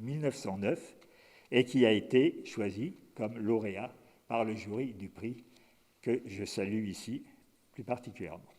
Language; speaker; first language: French; native; French